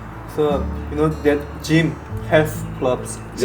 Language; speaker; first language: English; non-native, learner; Korean